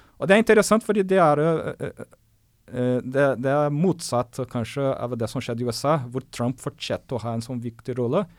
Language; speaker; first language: Norwegian; non-native, fluent; Portuguese